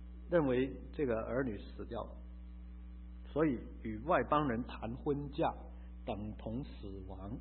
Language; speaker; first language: Chinese; native; Chinese